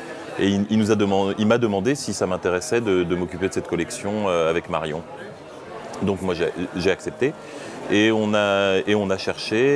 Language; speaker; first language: French; native; French